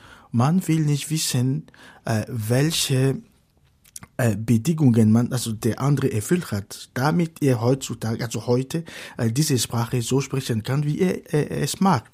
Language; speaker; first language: German; non-native, fluent; Fon